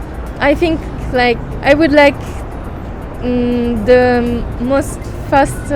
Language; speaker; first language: English; non-native, fluent; French